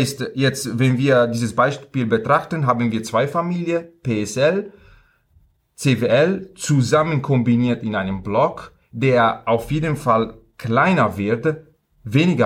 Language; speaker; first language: German; non-native, fluent; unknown